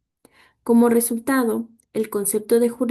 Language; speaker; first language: Spanish; native; Spanish